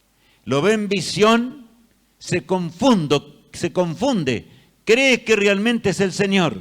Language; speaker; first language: Spanish; native; Spanish